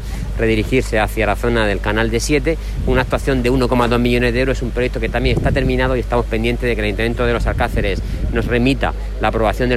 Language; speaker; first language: Spanish; native; Spanish